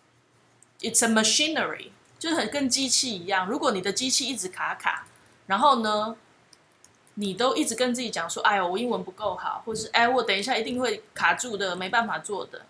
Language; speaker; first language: Chinese; native; Chinese